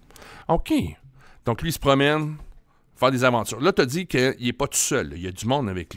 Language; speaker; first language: French; native; French